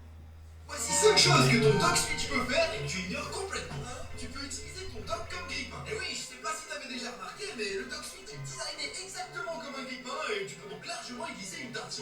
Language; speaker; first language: French; native; French